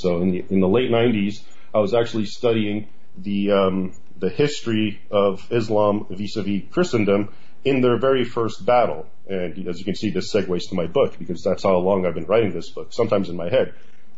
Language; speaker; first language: English; native; English